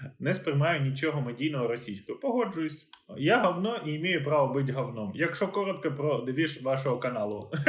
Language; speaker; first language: Ukrainian; native; Ukrainian